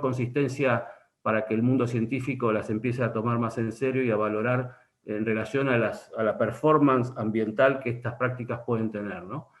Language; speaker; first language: Spanish; native; Spanish